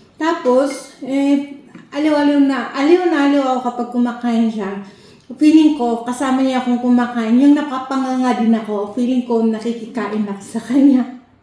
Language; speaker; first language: Filipino; non-native, local second language; Cebuano